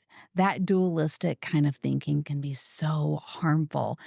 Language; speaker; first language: English; native; English